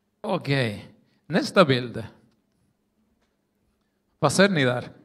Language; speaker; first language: Swedish; non-native, fluent; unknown